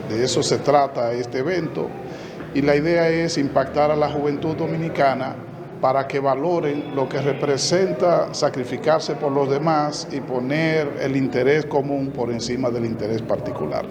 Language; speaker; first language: Spanish; native; Spanish